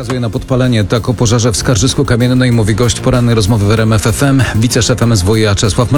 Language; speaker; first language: Polish; native; Polish